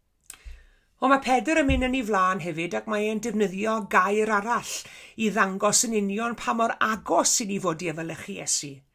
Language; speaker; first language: Welsh; native; Welsh